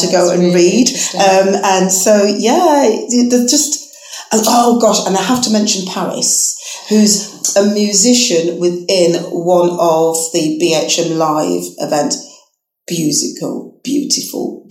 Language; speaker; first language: English; native; English